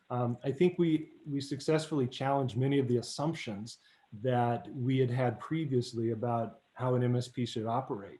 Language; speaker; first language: English; native; English